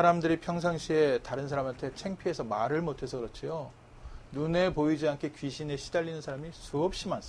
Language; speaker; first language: Korean; native; Korean